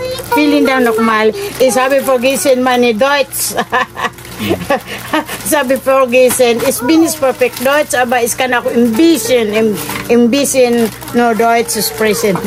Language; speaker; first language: German; non-native, learner; Filipino